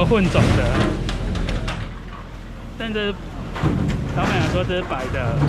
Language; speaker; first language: Chinese; native; Chinese